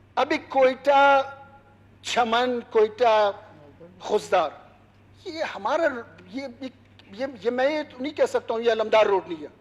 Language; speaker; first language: Urdu; non-native, local second language; Hazaragi